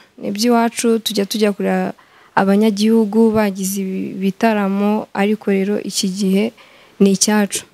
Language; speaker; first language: Kinyarwanda; native; Kinyarwanda